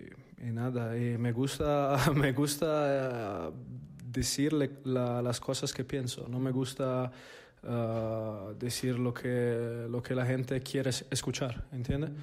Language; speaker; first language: Spanish; non-native, fluent; Italian